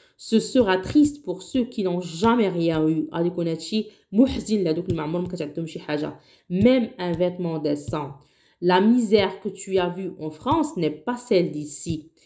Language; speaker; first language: French; non-native, local second language; Arabic